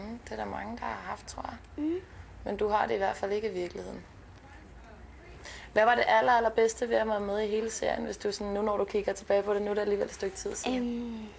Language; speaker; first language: Danish; native; Danish